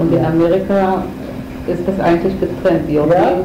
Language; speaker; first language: German; non-native, fluent; Hebrew